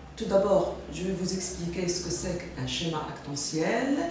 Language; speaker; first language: French; non-native, local second language; Arabic